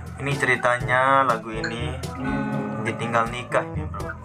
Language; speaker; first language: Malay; non-native, local second language; Sasak